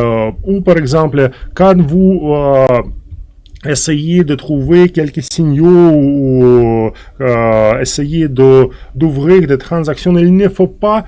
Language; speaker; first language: French; non-native, fluent; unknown